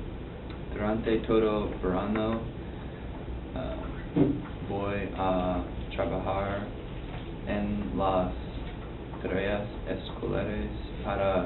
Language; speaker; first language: Spanish; non-native, learner; English